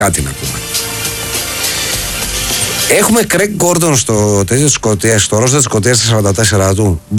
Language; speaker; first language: Greek; native; Greek